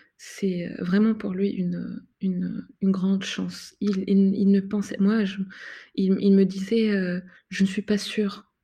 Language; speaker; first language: French; non-native, fluent; Arabic